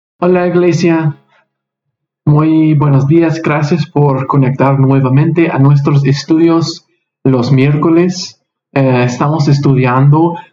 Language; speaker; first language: Spanish; non-native, fluent; English